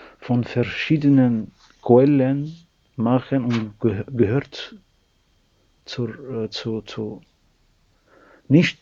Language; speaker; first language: German; non-native, learner; Arabic